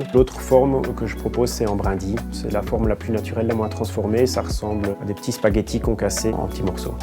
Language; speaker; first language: French; native; French